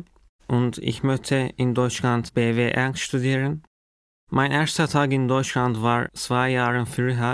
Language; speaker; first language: German; non-native, learner; Turkish